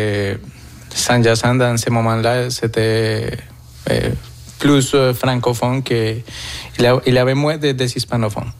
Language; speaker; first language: French; non-native, fluent; Spanish